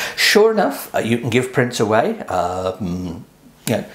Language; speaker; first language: English; native; English